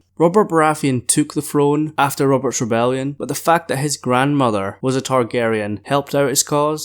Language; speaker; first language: English; native; English